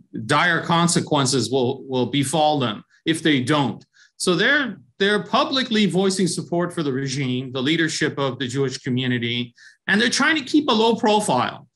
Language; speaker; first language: English; early bilingual, other home language; Persian